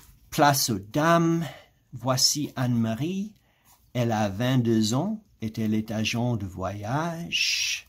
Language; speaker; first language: French; non-native, fluent; English